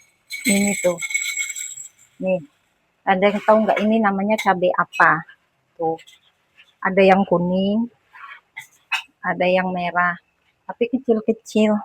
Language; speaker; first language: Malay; non-native, local second language; Indonesian